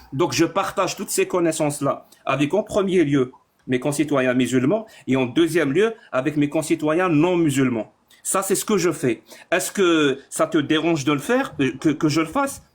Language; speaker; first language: French; non-native, local second language; Arabic